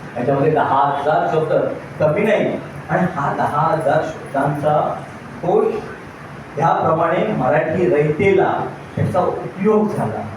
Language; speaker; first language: Marathi; native; Marathi